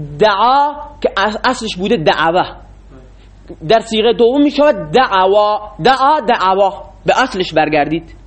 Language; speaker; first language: Persian; non-native, local second language; Baluchi